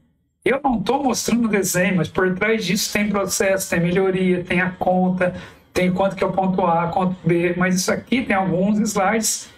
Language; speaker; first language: Portuguese; native; Portuguese